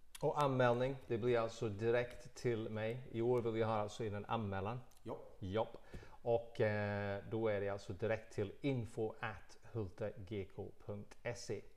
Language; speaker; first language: Swedish; non-native, fluent; English